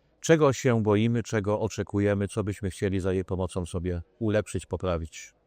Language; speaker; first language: Polish; native; Polish